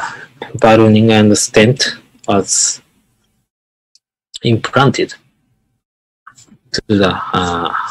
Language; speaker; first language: English; non-native, learner; Japanese